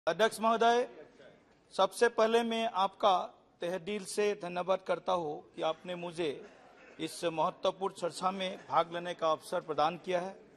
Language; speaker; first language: Hindi; non-native, local second language; Assamese